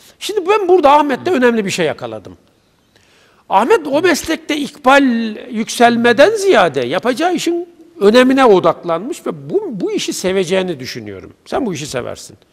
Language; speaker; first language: Turkish; native; Turkish